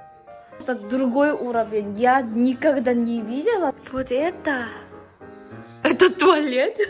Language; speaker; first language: Russian; non-native, learner; Korean